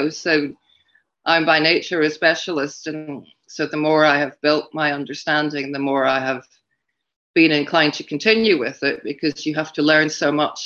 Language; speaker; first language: English; native; English